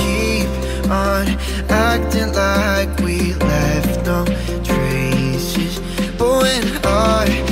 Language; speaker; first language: English; non-native, fluent; Nepali